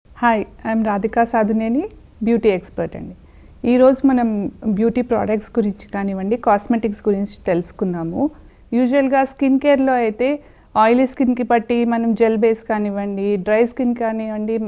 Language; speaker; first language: Telugu; native; Telugu